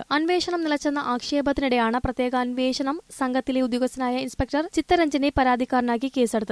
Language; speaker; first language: Malayalam; native; Malayalam